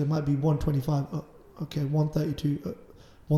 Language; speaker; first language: English; native; English